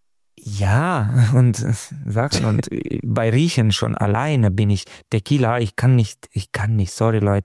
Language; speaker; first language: German; non-native, learner; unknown